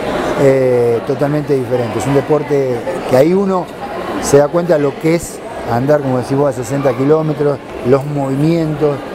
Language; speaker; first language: Spanish; native; Spanish